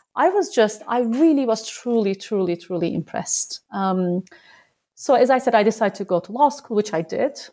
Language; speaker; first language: English; non-native, fluent; Turkish